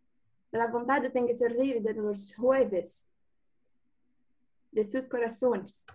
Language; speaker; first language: Spanish; non-native, learner; Portuguese